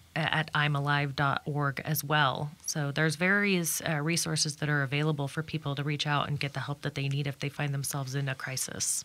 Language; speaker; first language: English; native; English